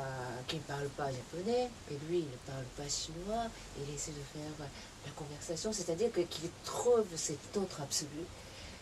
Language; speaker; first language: French; non-native, fluent; Japanese